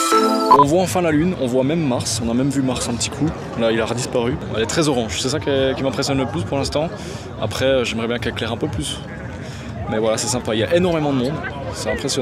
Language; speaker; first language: French; native; French